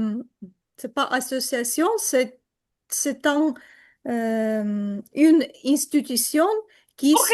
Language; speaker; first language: French; non-native, learner; Ukrainian